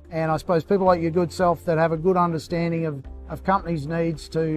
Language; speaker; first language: English; native; English